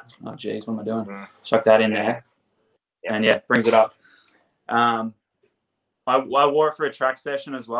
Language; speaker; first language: English; native; English